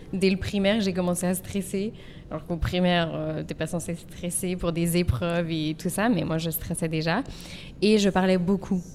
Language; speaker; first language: French; native; French